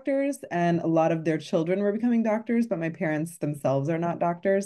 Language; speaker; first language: English; native; English